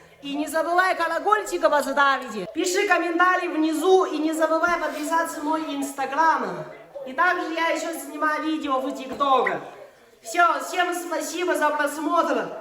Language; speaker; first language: Russian; non-native, learner; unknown